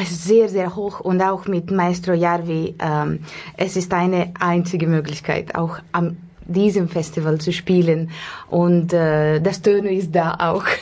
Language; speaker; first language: German; non-native, learner; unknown